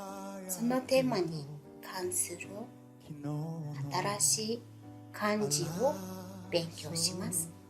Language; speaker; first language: Japanese; non-native, fluent; Mongolian